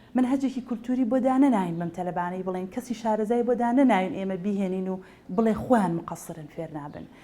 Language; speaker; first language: Central Kurdish; native; Central Kurdish